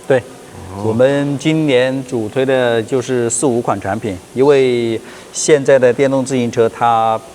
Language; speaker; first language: Chinese; native; Chinese